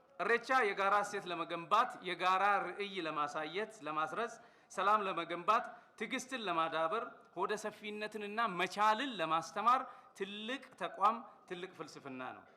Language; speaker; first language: Amharic; non-native, local second language; Oromo